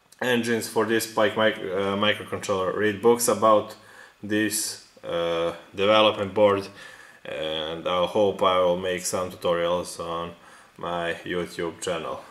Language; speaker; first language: English; non-native, fluent; Serbian